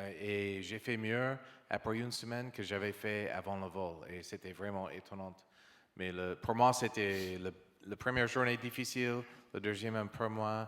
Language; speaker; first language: French; non-native, learner; English